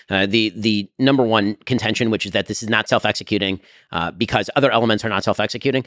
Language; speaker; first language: English; native; English